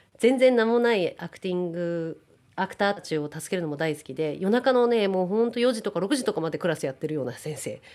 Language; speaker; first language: Japanese; native; Japanese